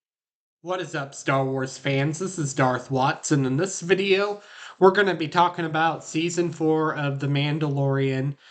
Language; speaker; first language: English; native; English